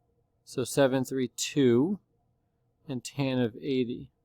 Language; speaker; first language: English; native; English